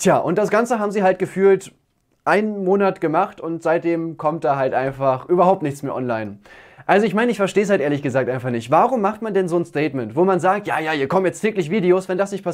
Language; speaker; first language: German; native; German